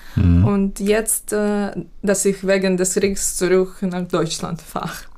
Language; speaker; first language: German; non-native, fluent; Ukrainian